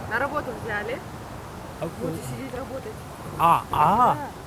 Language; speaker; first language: Russian; non-native, local second language; Kyrgyz